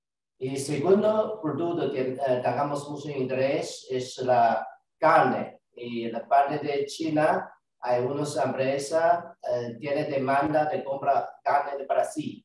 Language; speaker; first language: Spanish; non-native, learner; Chinese